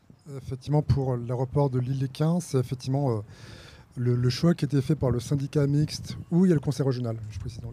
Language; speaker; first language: French; native; French